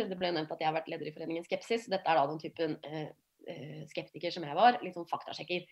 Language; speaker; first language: Norwegian; native; Norwegian